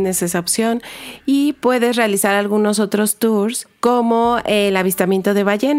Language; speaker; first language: Spanish; native; Spanish